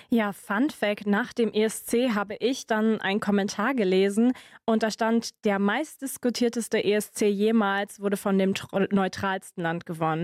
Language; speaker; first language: German; native; German